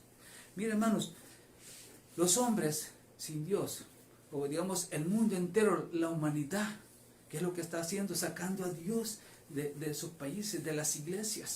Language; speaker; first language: Spanish; native; Spanish